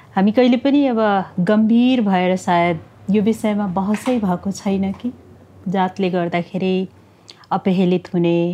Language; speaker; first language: Nepali; non-native, local second language; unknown